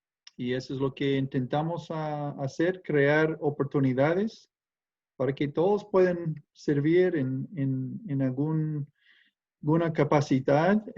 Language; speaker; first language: Spanish; non-native, fluent; English